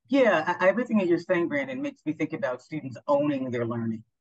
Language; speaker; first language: English; native; English